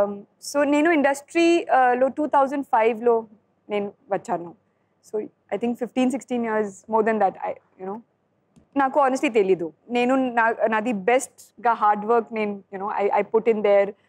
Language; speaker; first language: Telugu; non-native, learner; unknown